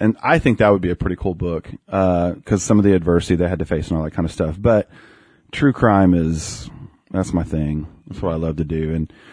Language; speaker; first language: English; native; English